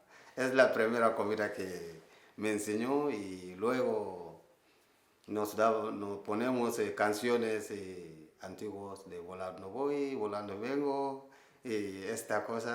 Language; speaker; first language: Spanish; non-native, learner; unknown